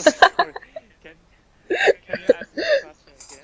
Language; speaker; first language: English; non-native, learner; Chinese